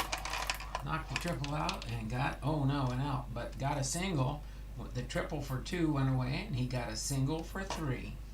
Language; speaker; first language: English; native; English